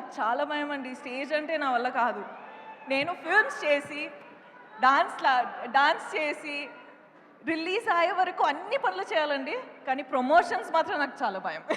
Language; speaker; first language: Telugu; non-native, local second language; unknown